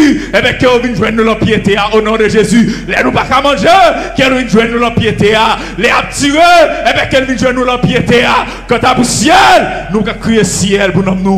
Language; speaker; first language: French; non-native, local second language; Haitian Creole